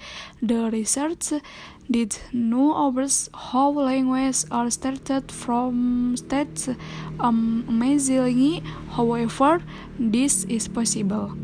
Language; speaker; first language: English; non-native, learner; Indonesian